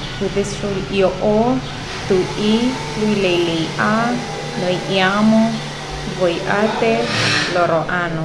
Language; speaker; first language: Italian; non-native, learner; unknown